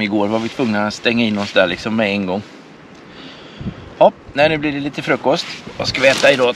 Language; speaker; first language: Swedish; native; Swedish